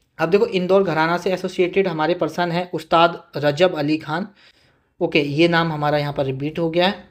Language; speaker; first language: Hindi; native; Hindi